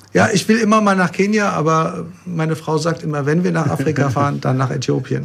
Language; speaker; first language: German; native; German